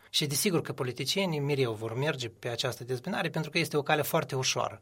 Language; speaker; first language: Romanian; non-native, local second language; Russian